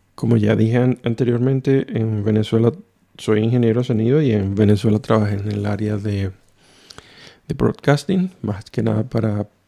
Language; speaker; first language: Spanish; native; Spanish